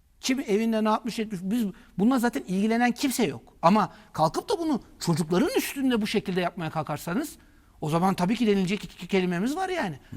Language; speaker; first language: Turkish; native; Turkish